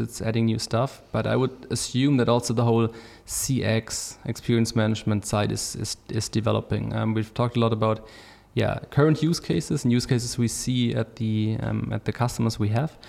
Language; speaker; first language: English; non-native, fluent; German